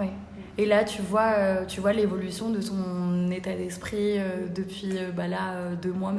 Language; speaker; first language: French; native; French